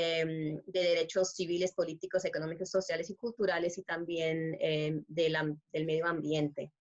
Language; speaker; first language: Spanish; non-native, fluent; English